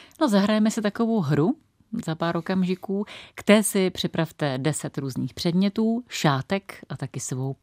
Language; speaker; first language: Czech; native; Czech